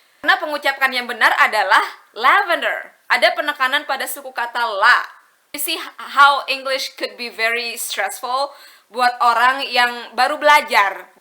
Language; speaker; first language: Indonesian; native; Indonesian